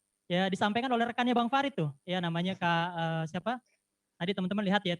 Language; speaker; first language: Indonesian; native; Indonesian